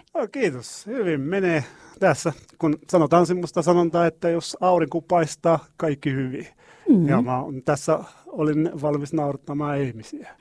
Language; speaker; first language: Finnish; non-native, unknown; Arabic